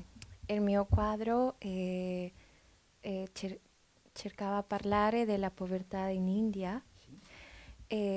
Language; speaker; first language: Italian; non-native, fluent; Spanish